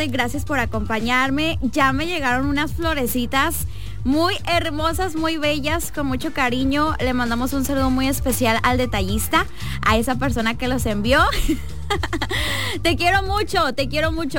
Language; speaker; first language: Spanish; native; Spanish